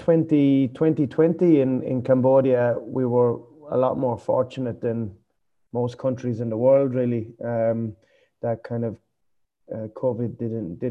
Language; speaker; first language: English; native; English